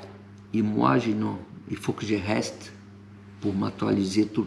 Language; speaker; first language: French; non-native, fluent; Portuguese